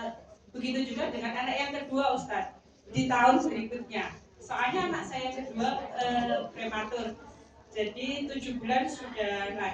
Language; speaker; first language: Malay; non-native, local second language; Javanese